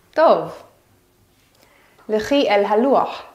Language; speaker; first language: Hebrew; non-native, fluent; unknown